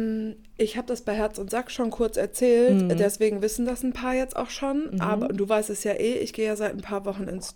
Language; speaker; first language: German; native; German